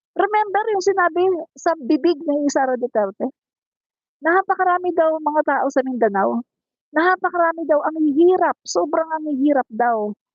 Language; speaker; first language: Filipino; non-native, local second language; Cebuano